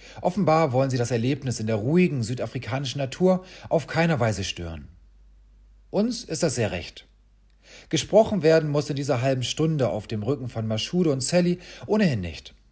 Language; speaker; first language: German; native; German